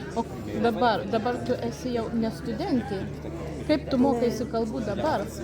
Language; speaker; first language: Lithuanian; native; Lithuanian